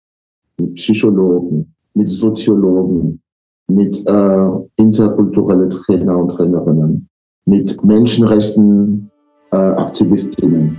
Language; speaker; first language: German; non-native, fluent; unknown